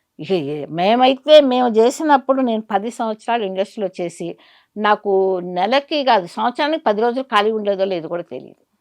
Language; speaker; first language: Telugu; native; Telugu